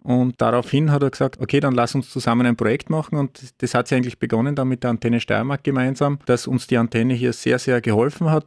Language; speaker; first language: German; native; German